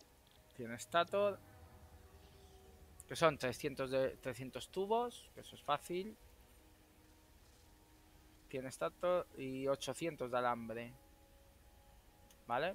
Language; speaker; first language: Spanish; native; Spanish